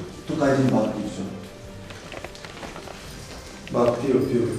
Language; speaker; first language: Russian; non-native, local second language; Kyrgyz